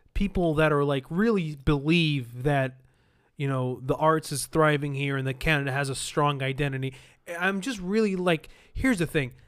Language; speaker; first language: English; early bilingual, other home language; Arabic